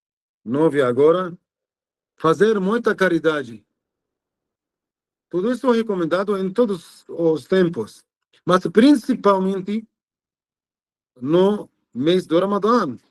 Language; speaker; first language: Portuguese; non-native, fluent; Arabic